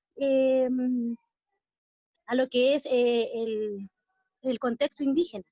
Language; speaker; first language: Spanish; native; Spanish